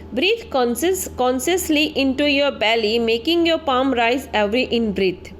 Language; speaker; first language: English; non-native, local second language; Gujarati